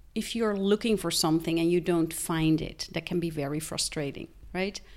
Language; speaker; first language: English; non-native, fluent; Dutch